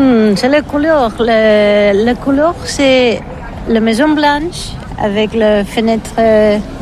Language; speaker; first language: French; non-native, learner; Catalan